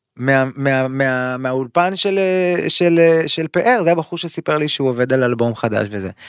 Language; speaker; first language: Hebrew; native; Hebrew